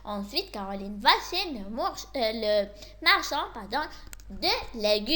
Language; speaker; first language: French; non-native, local second language; Arabic